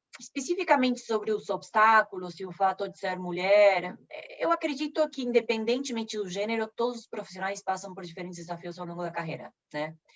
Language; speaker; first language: Portuguese; non-native, fluent; Spanish